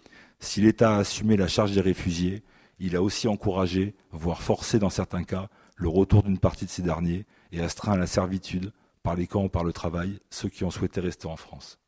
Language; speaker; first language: French; native; French